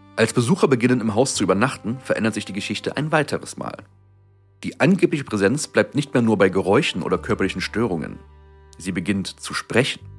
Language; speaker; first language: German; native; German